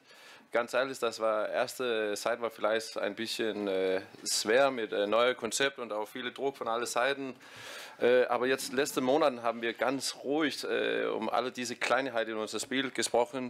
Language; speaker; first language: German; non-native, fluent; Danish